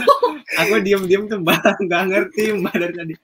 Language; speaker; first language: Indonesian; native; Indonesian